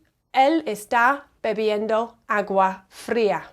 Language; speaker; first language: Spanish; non-native, fluent; English